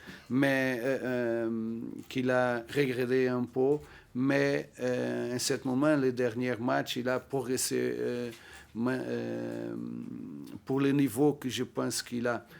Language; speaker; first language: French; non-native, learner; Portuguese